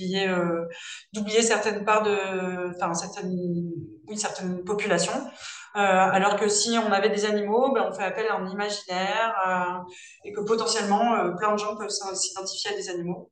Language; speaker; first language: French; native; French